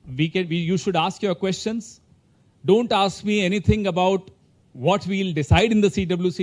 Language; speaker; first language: English; non-native, local second language; Hindi